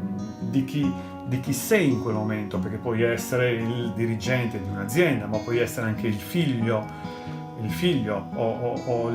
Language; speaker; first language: Italian; native; Italian